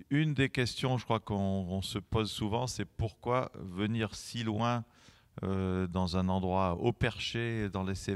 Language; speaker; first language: French; native; French